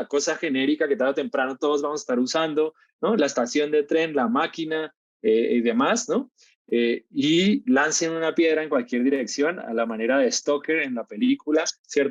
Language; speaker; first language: Spanish; native; Spanish